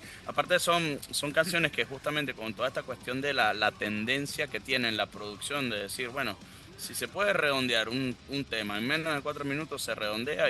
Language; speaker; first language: Spanish; native; Spanish